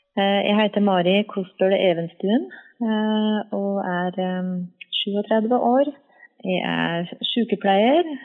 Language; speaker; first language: Norwegian; native; Norwegian